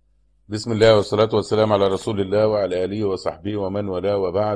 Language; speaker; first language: Arabic; native; Arabic